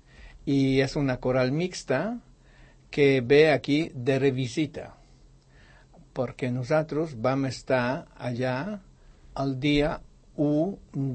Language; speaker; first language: Catalan; non-native, fluent; Polish